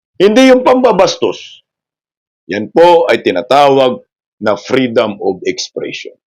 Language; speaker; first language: Filipino; non-native, local second language; Cebuano